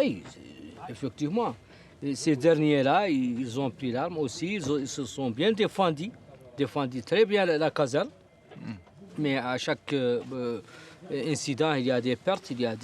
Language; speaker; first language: French; non-native, local second language; Arabic